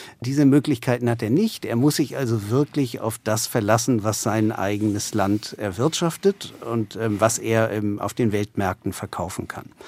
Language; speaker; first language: German; native; German